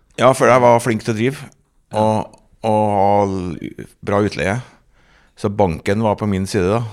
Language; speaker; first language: Norwegian; native; Norwegian